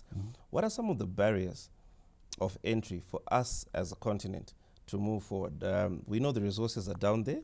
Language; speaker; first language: English; non-native, local second language; Shona